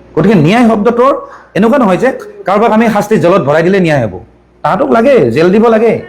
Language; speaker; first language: Assamese; native; Assamese